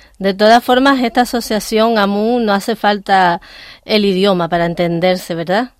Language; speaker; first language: Spanish; native; Spanish